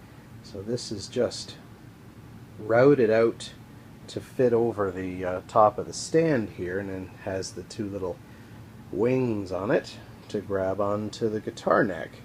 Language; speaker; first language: English; native; English